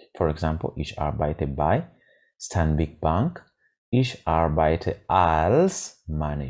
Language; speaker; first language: German; non-native, fluent; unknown